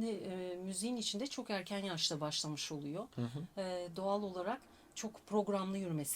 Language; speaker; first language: Turkish; native; Turkish